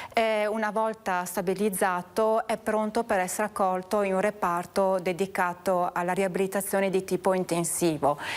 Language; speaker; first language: Italian; native; Italian